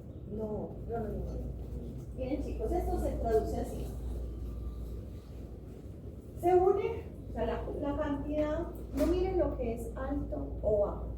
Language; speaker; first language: Spanish; native; Spanish